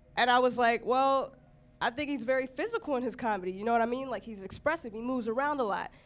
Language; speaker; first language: English; native; English